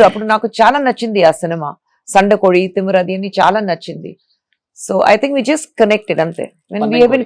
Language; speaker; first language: Telugu; non-native, fluent; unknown